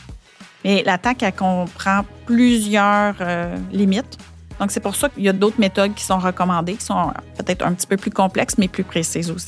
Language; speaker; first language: French; native; French